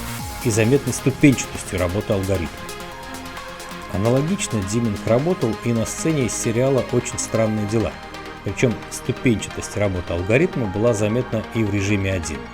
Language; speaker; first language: Russian; native; Russian